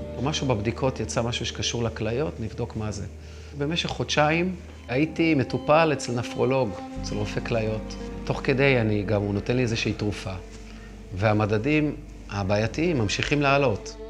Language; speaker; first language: Hebrew; native; Hebrew